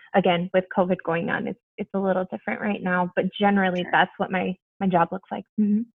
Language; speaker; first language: English; early bilingual, other home language; Spanish